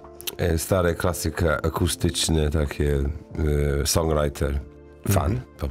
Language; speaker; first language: Polish; non-native, learner; English